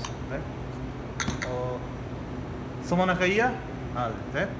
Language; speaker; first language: Arabic; non-native, learner; Urdu